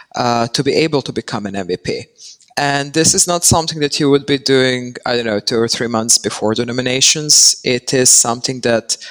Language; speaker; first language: English; non-native, fluent; Serbian